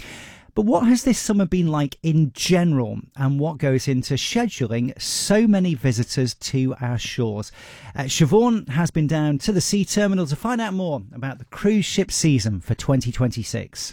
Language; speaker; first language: English; native; English